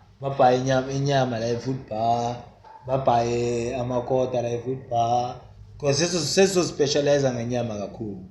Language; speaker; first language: Zulu; native; Zulu